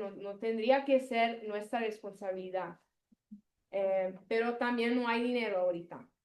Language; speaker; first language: Spanish; non-native, learner; Italian